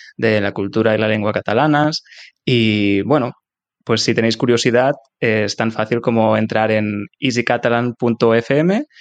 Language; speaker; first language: Spanish; native; Spanish